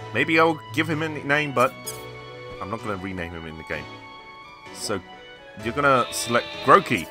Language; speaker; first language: English; native; English